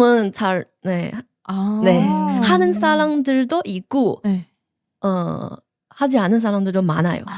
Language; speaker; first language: Korean; non-native, learner; Chinese